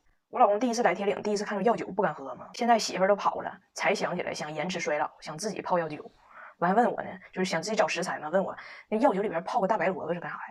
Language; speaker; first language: Chinese; native; Chinese